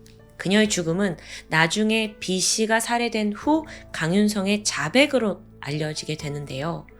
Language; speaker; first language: Korean; native; Korean